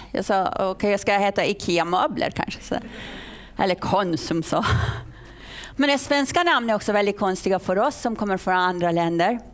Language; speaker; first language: Swedish; non-native, fluent; Persian